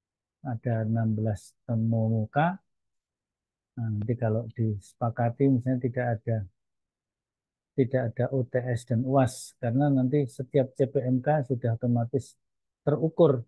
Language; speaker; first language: Indonesian; native; Indonesian